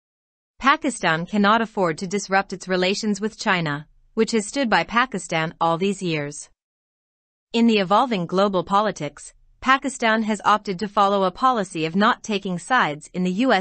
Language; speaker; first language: English; non-native, local second language; Urdu